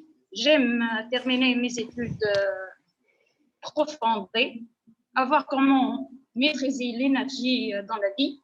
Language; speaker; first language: French; non-native, local second language; Arabic